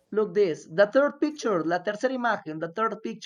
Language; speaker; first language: English; non-native, fluent; Spanish